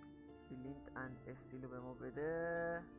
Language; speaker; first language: Persian; native; Persian